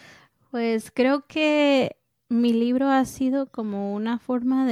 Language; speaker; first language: Spanish; early bilingual, heritage; English